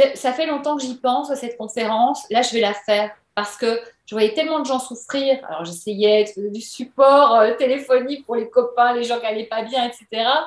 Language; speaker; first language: French; native; French